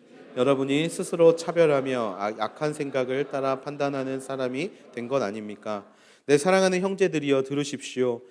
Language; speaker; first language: Korean; native; Korean